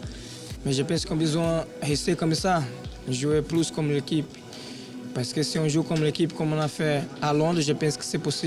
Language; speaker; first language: French; non-native, learner; Spanish